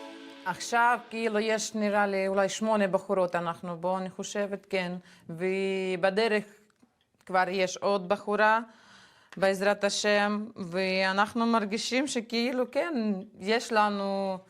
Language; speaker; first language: Hebrew; non-native, fluent; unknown